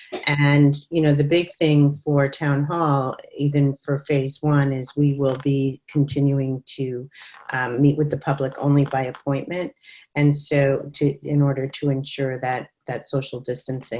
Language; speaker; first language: English; native; English